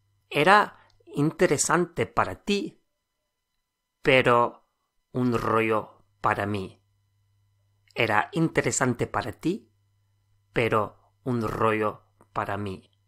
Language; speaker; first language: Spanish; non-native, fluent; English